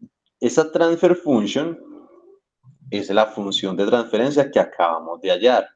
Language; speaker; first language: Spanish; native; Spanish